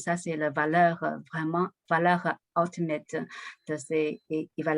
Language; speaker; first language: French; non-native, learner; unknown